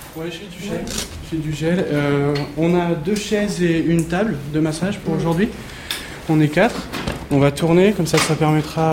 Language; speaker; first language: French; native; French